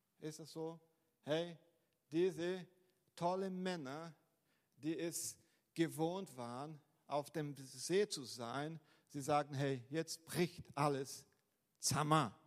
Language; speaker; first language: German; non-native, fluent; Portuguese